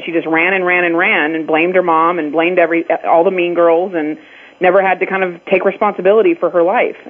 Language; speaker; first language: English; native; English